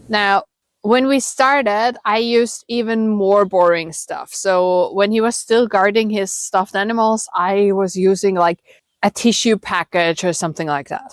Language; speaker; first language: English; non-native, fluent; German